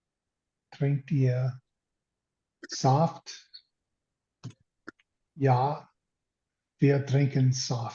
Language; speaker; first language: German; non-native, learner; English